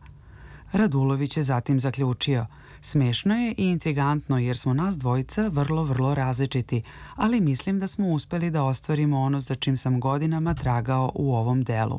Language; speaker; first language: Serbian; native; Serbian